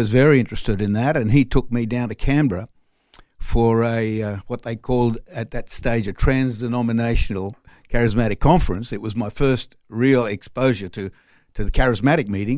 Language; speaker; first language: English; non-native, local second language; French